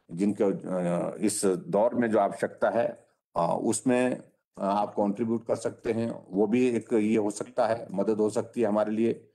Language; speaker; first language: Hindi; native; Hindi